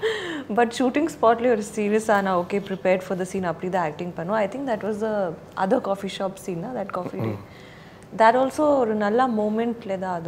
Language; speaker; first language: Tamil; non-native, learner; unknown